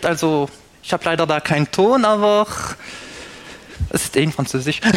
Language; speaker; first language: German; non-native, fluent; French